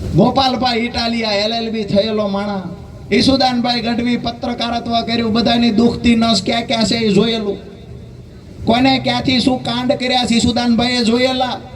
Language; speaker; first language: Gujarati; native; Gujarati